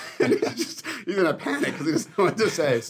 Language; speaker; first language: English; native; English